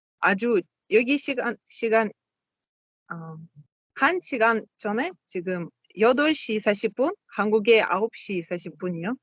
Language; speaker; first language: Korean; non-native, learner; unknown